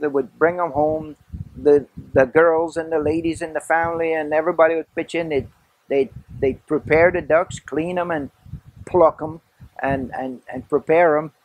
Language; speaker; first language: English; early bilingual, other home language; French